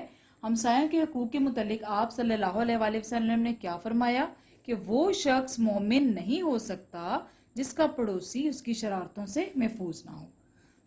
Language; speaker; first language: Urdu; non-native, local second language; Punjabi